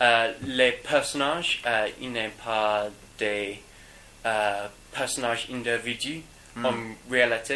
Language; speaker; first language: French; non-native, learner; English